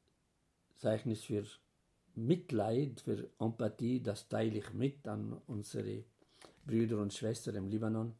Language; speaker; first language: German; non-native, fluent; Arabic